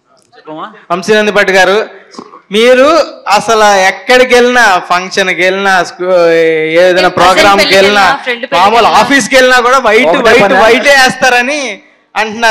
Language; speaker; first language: Telugu; native; Telugu